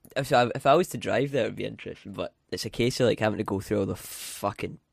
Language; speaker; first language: English; native; English